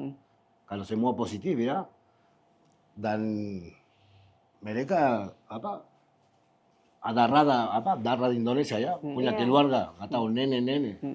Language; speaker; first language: Indonesian; non-native, fluent; Spanish